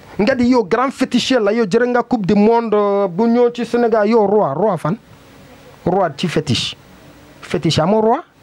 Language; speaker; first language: Wolof; non-native, learner; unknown